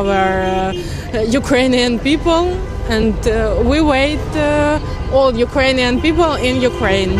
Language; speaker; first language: English; non-native, learner; Ukrainian